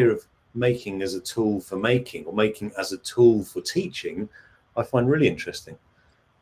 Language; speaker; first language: English; native; English